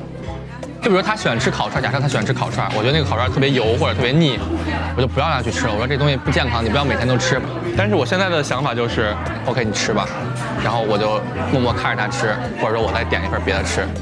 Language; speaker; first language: Chinese; native; Chinese